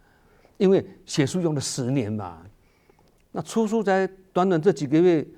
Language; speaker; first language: Chinese; native; Chinese